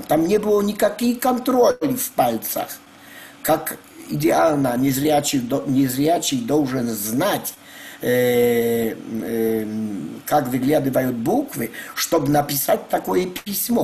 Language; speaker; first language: Russian; non-native, fluent; Polish